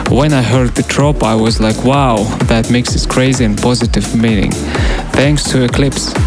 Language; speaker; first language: English; non-native, learner; Russian